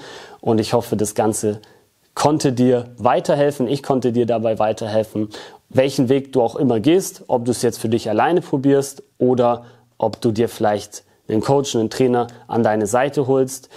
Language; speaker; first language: German; native; German